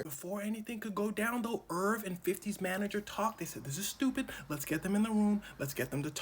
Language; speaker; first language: English; native; English